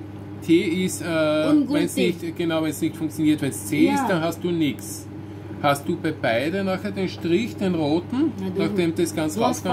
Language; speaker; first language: German; native; German